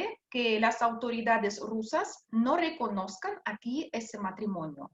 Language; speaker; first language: Spanish; non-native, fluent; Russian